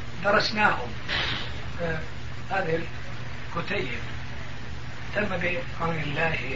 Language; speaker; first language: Arabic; non-native, fluent; Turkish